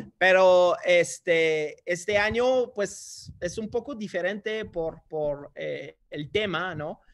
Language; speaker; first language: Spanish; non-native, fluent; English